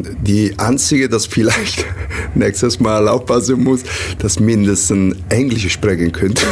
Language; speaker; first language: German; non-native, learner; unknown